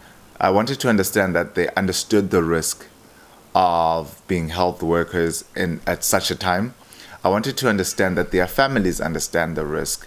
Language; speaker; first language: English; non-native, local second language; Xhosa